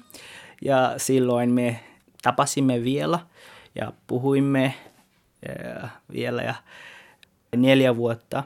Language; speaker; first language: Finnish; non-native, learner; Tswana